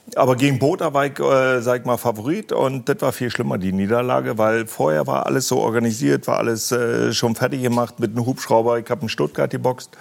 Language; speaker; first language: German; native; German